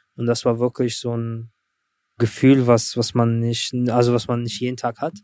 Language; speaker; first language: German; early bilingual, other home language; Russian